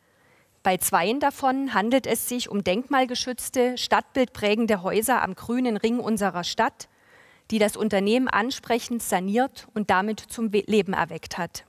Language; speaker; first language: German; native; German